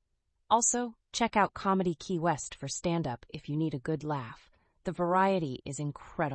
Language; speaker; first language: English; native; English